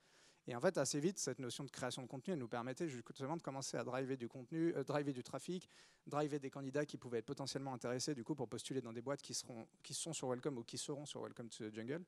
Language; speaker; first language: French; native; French